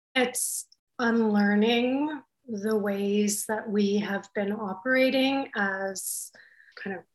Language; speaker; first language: English; native; English